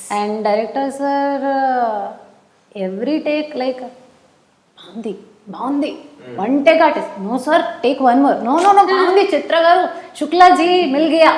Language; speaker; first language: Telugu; non-native, learner; Hindi